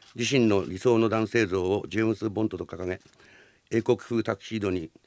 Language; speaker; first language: Japanese; native; Japanese